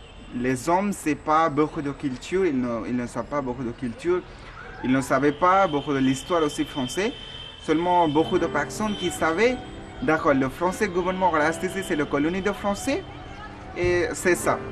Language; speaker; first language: French; non-native, learner; Bangla